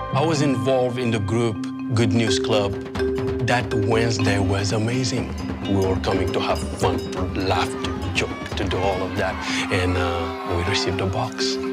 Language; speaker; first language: English; early bilingual, other home language; Wolof